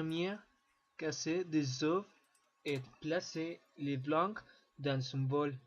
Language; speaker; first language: French; non-native, learner; Spanish